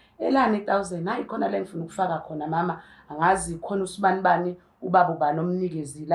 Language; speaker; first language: Zulu; native; Zulu